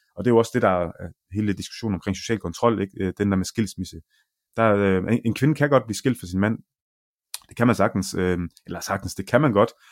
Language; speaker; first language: Danish; early bilingual, other home language; Arabic